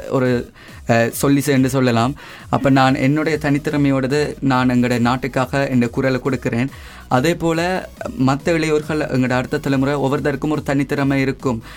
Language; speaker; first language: Tamil; early bilingual, heritage; Tamil